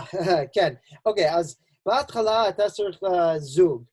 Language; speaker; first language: Hebrew; non-native, fluent; English